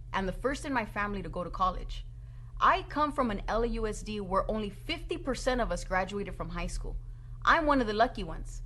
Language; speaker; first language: English; native; English